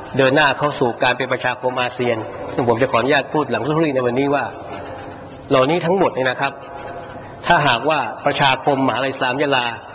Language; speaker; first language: Thai; non-native, local second language; Pattani Malay